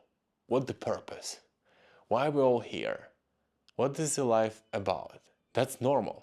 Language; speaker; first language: English; non-native, fluent; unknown